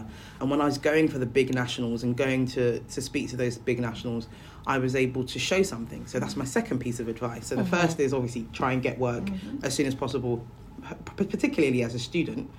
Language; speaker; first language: English; native; English